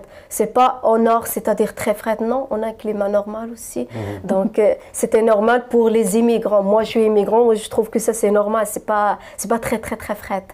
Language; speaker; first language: French; non-native, local second language; Arabic